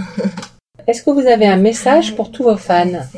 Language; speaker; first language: French; native; French